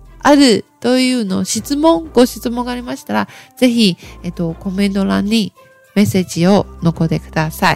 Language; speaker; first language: Japanese; non-native, learner; Chinese